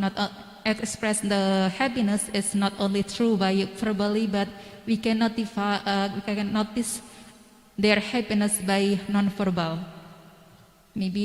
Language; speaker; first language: English; non-native, learner; Indonesian